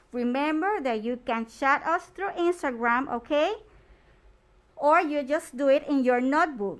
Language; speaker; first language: English; non-native, fluent; Spanish